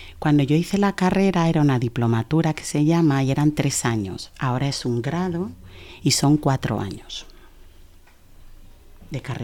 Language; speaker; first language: Spanish; early bilingual, other home language; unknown